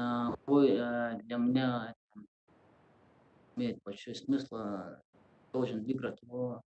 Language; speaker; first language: Russian; non-native, local second language; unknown